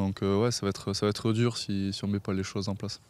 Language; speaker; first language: French; native; French